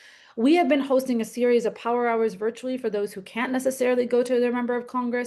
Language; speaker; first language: English; native; English